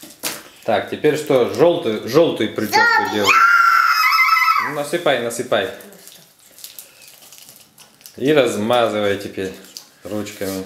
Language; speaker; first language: Russian; native; Russian